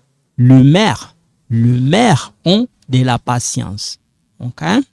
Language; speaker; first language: French; non-native, local second language; Lingala